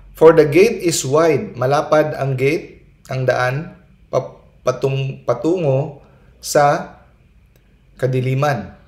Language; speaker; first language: Filipino; non-native, local second language; Cebuano